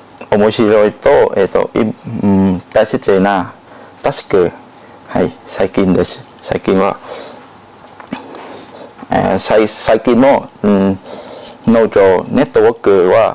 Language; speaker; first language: Japanese; non-native, learner; Thai